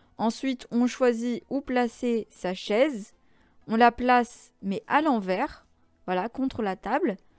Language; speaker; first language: French; native; French